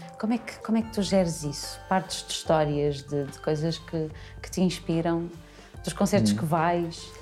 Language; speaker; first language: Portuguese; native; Portuguese